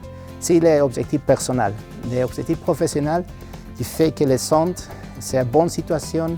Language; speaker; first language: French; non-native, learner; Spanish